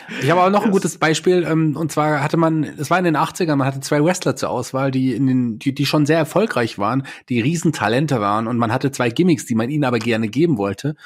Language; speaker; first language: German; native; German